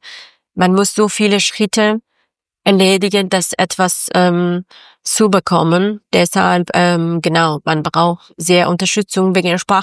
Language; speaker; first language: German; non-native, learner; Persian